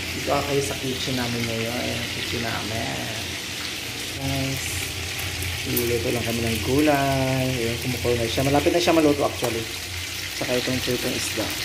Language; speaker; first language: Filipino; non-native, local second language; Cebuano